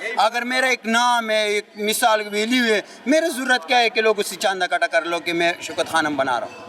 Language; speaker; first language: Urdu; non-native, local second language; Pashto